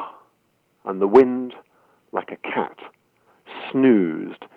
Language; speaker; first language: English; native; English